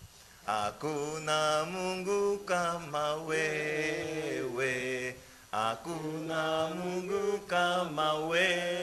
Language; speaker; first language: Japanese; non-native, learner; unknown